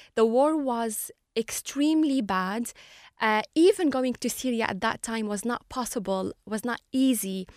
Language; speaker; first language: English; non-native, fluent; Arabic